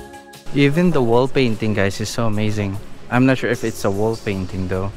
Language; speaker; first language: English; non-native, local second language; Filipino